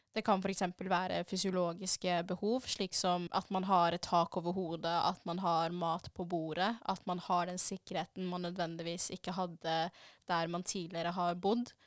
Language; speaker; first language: Norwegian; early bilingual, other home language; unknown